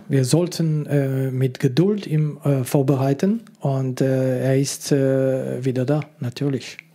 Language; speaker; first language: German; non-native, local second language; French